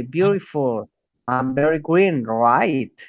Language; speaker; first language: English; non-native, learner; Spanish